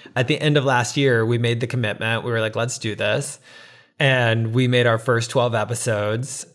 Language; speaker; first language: English; native; English